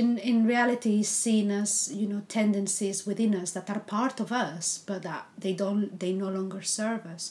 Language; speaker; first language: English; non-native, fluent; Spanish